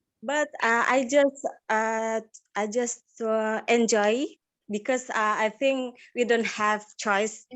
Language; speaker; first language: English; non-native, learner; Indonesian